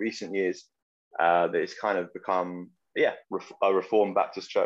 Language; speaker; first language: English; native; English